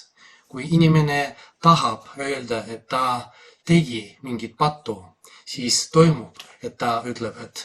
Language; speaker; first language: Estonian; non-native, fluent; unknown